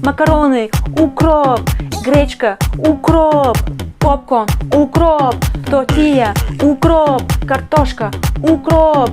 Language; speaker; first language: Russian; non-native, learner; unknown